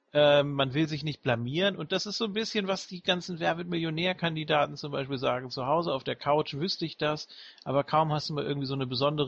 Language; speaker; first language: German; native; German